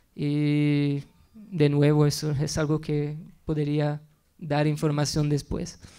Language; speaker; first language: Spanish; non-native, fluent; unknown